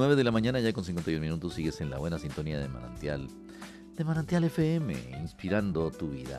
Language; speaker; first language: Spanish; native; Spanish